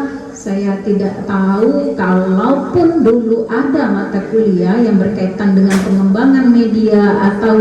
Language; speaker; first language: Indonesian; native; Indonesian